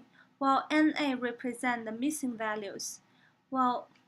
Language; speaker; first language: English; non-native, fluent; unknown